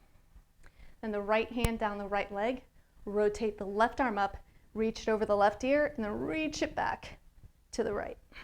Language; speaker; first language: English; native; English